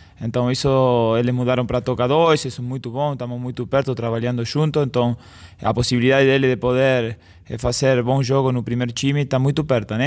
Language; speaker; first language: Portuguese; non-native, fluent; Spanish